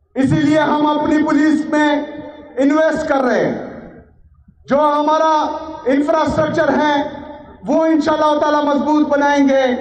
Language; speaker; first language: Urdu; non-native, local second language; Pashto